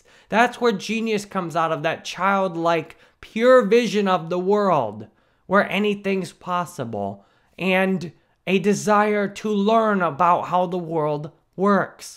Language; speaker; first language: English; native; English